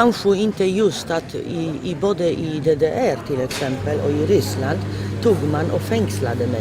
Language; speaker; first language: Swedish; non-native, fluent; Polish